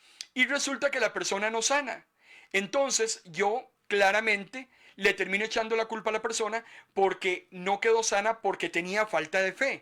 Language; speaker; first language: Spanish; native; Spanish